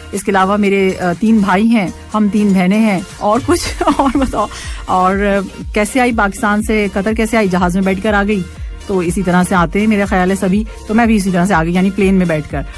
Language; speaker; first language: Urdu; native; Urdu